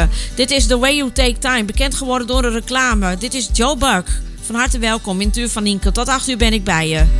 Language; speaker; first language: Dutch; native; Dutch